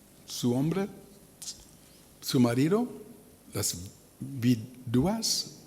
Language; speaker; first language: Spanish; non-native, learner; German